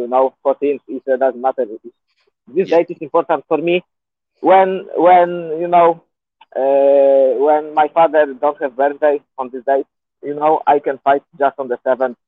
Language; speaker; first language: English; non-native, learner; Polish